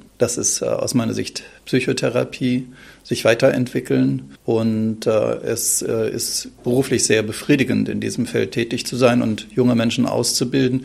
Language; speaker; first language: German; native; German